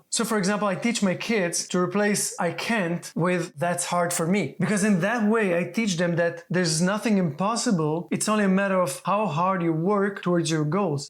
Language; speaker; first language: English; non-native, fluent; Hebrew